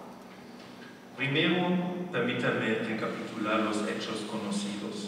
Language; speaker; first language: Spanish; non-native, fluent; German